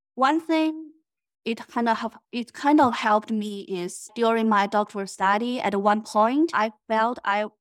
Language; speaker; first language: English; non-native, fluent; Chinese